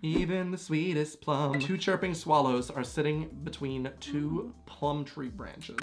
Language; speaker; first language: English; native; English